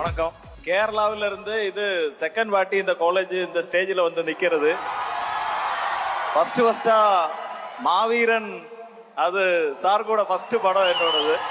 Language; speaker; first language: Tamil; non-native, fluent; Malayalam